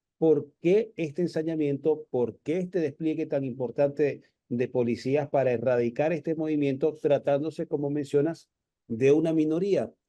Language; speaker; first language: Spanish; native; Spanish